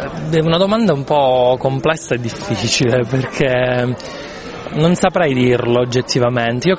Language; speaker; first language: Italian; native; Italian